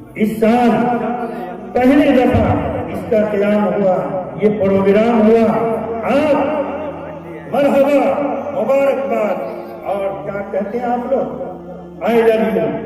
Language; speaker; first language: Urdu; native; Urdu